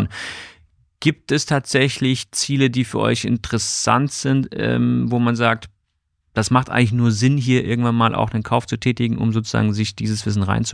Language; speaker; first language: German; native; German